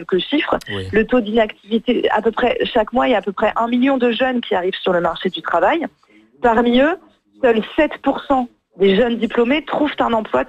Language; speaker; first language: French; native; French